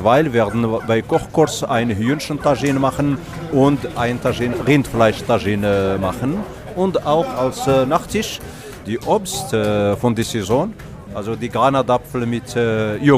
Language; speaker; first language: German; non-native, learner; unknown